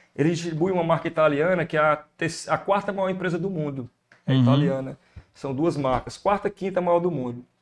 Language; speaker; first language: Portuguese; native; Portuguese